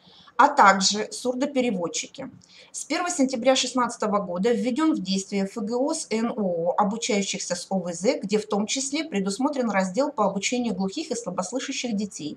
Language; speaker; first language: Russian; native; Russian